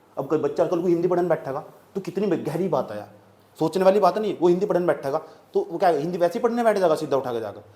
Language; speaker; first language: Hindi; native; Hindi